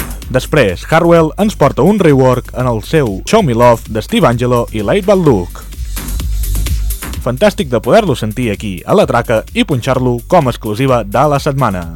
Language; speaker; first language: Catalan; native; Catalan